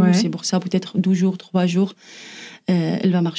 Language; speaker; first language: French; non-native, learner; Arabic